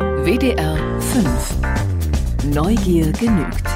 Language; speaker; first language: German; native; German